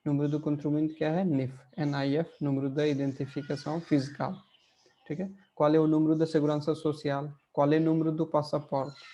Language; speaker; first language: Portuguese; non-native, fluent; Hindi